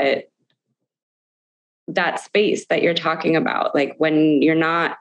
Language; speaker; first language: English; native; English